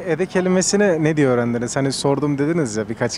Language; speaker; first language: Turkish; native; Turkish